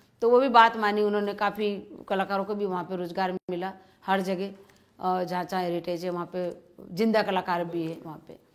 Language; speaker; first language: Hindi; native; Hindi